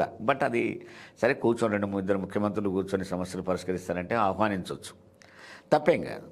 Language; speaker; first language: Telugu; native; Telugu